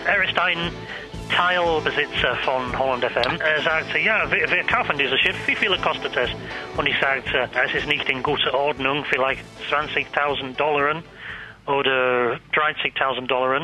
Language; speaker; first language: German; non-native, learner; English